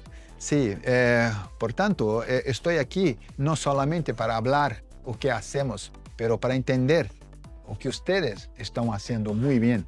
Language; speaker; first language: Spanish; non-native, fluent; Portuguese